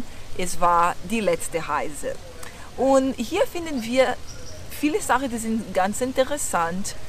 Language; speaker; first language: German; non-native, fluent; Portuguese